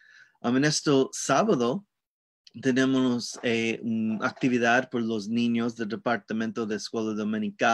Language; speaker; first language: Spanish; non-native, learner; English